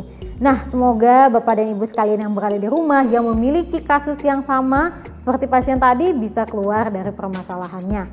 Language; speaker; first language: Indonesian; native; Indonesian